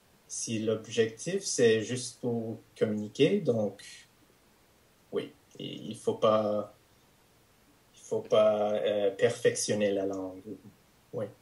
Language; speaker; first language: French; non-native, fluent; English